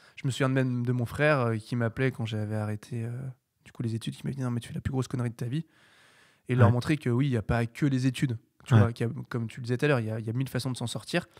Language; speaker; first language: French; native; French